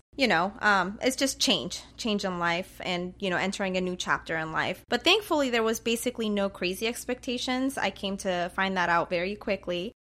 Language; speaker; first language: English; early bilingual, other home language; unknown